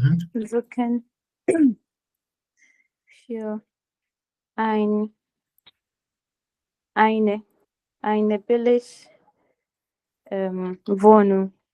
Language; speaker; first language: German; non-native, learner; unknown